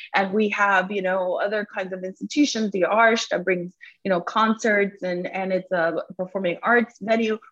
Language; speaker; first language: English; early bilingual, other home language; Spanish